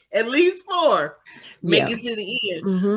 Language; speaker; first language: English; native; English